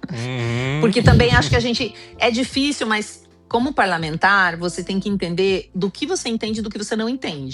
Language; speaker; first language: Portuguese; native; Portuguese